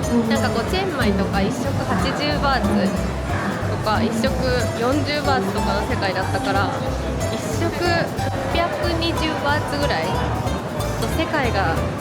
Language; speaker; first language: Japanese; native; Japanese